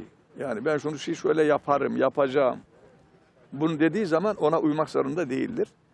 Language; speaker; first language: Turkish; native; Turkish